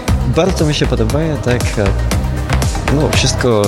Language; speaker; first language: Polish; non-native, learner; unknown